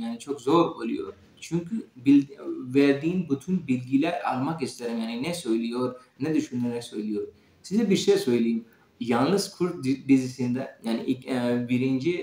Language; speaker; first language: Turkish; non-native, fluent; Urdu